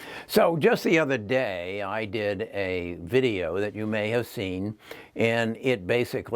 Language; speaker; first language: English; native; English